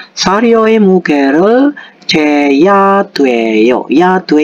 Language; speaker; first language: Korean; non-native, fluent; Indonesian